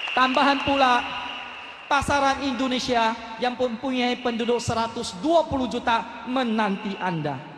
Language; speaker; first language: Malay; non-native, local second language; Chinese